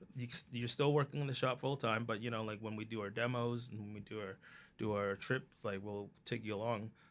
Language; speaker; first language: English; early bilingual, other home language; Cantonese